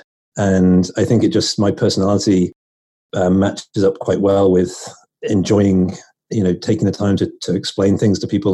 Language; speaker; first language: English; native; English